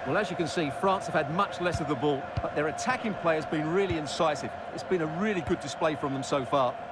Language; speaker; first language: English; native; English